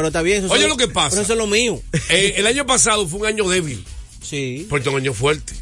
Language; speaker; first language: Spanish; native; Spanish